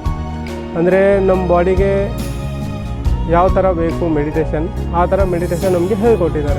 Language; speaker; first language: Kannada; non-native, local second language; Marathi